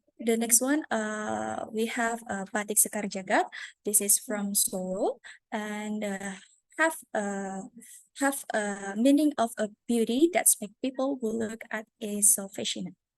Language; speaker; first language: English; non-native, learner; Indonesian